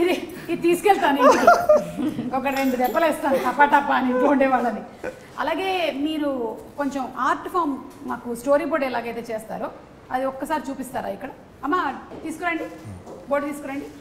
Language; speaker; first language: Telugu; native; Telugu